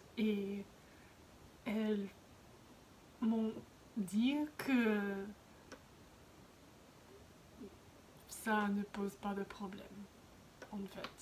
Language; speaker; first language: French; non-native, fluent; English